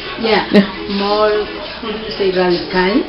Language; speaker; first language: English; non-native, learner; Spanish